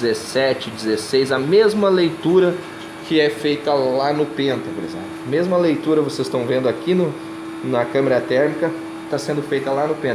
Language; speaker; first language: Portuguese; native; Portuguese